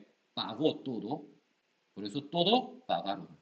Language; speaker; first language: Spanish; non-native, learner; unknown